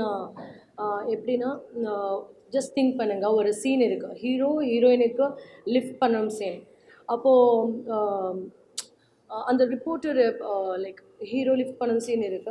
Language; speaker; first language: Tamil; non-native, learner; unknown